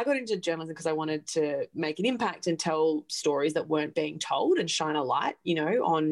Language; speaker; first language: English; native; English